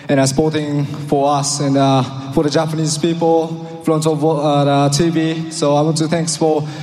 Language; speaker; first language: English; non-native, learner; Japanese